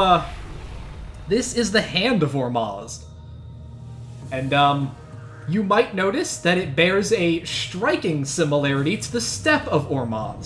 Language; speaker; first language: English; native; English